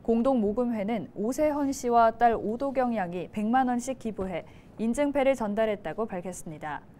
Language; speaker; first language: Korean; native; Korean